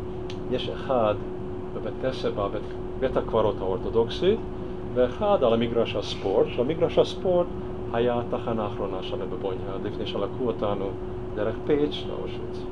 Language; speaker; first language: Hebrew; non-native, fluent; Hungarian